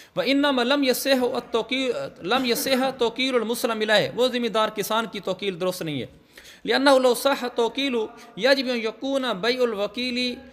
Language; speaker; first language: Urdu; native; Urdu